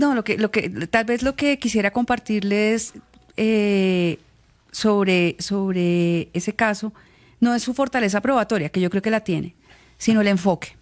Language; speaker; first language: Spanish; native; Spanish